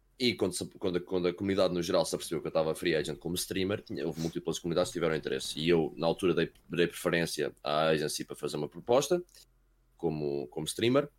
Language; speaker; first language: Portuguese; early bilingual, heritage; Portuguese